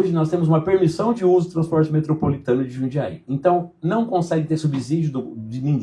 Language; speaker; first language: Portuguese; native; Portuguese